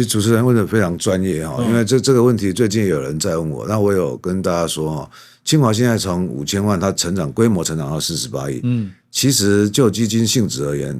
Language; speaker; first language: Chinese; native; Chinese